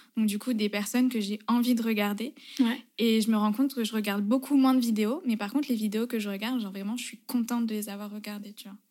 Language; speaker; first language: French; native; French